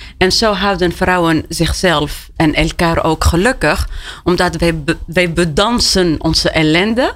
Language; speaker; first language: Dutch; non-native, fluent; Arabic